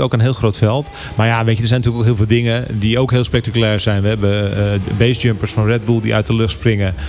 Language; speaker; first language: Dutch; native; Dutch